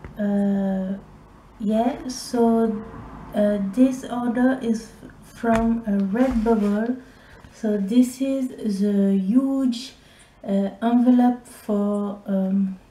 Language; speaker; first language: English; non-native, learner; French